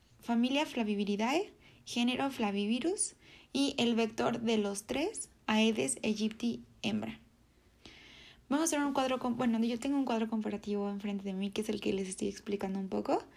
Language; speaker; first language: Spanish; native; Spanish